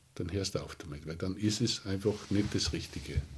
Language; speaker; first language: German; native; German